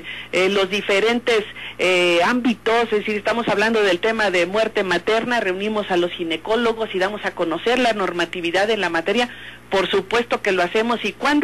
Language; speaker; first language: Spanish; native; Spanish